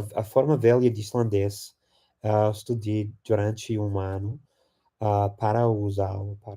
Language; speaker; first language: Portuguese; non-native, fluent; English